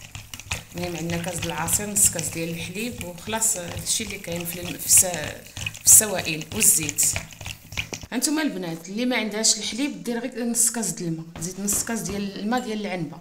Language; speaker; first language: Arabic; native; Arabic